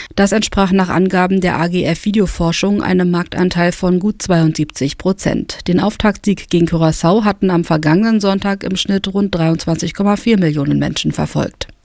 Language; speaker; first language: German; native; German